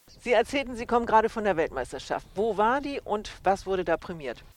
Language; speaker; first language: German; native; German